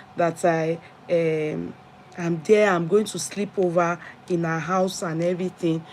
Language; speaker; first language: English; non-native, local second language; Yoruba